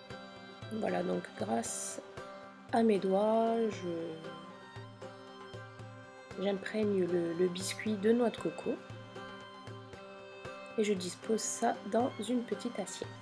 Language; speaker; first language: French; native; French